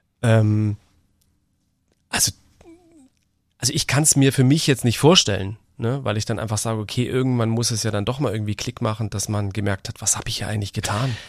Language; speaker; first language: German; native; German